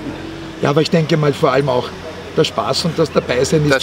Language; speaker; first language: German; native; German